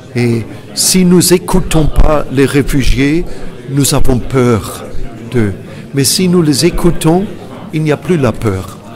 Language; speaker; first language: French; non-native, fluent; German